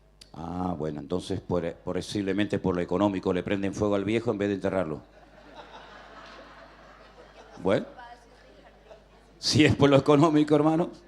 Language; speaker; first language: Spanish; native; Spanish